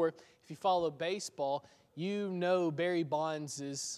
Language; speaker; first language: English; native; English